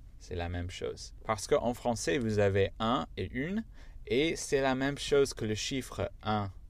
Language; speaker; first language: French; non-native, fluent; English